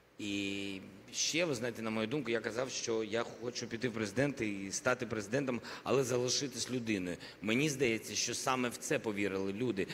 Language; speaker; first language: Ukrainian; non-native, local second language; Russian